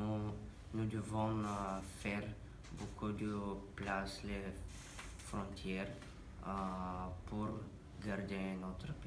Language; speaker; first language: French; non-native, learner; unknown